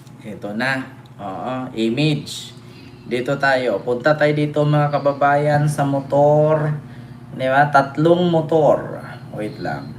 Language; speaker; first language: Filipino; non-native, local second language; Cebuano